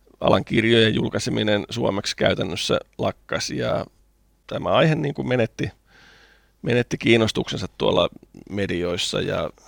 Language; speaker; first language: Finnish; native; Finnish